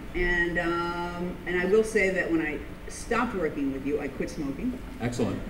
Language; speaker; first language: English; native; English